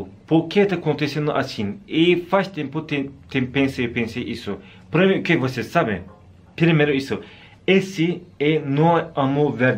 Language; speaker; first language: Portuguese; non-native, learner; Turkish